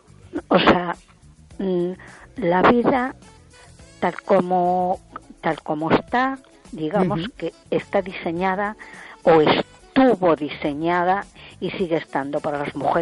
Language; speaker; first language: Spanish; native; Spanish